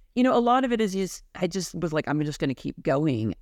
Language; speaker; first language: English; native; English